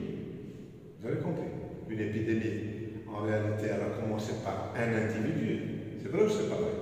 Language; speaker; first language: French; non-native, local second language; Arabic